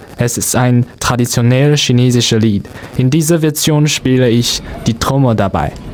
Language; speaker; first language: German; non-native, learner; Chinese